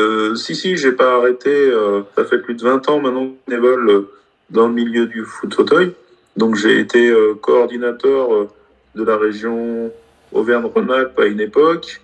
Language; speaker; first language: French; native; French